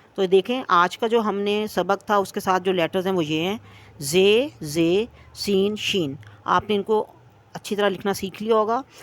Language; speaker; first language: Urdu; native; Urdu